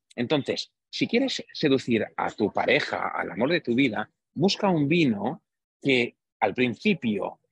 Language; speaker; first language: Spanish; non-native, fluent; Hungarian